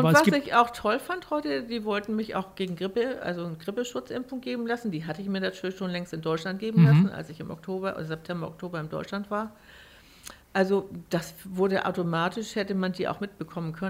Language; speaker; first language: German; native; German